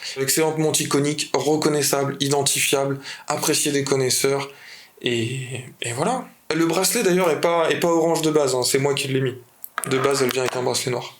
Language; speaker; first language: French; native; French